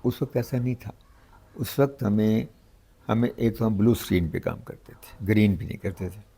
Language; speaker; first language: Urdu; non-native, local second language; Punjabi